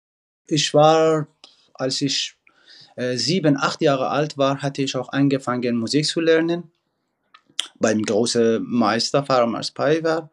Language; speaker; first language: German; non-native, fluent; Persian